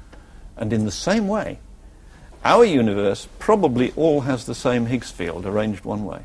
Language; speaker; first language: English; native; English